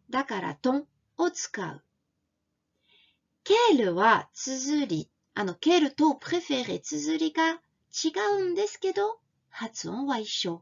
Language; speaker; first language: Japanese; non-native, fluent; French